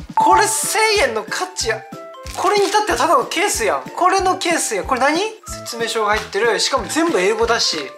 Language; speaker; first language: Japanese; non-native, fluent; Korean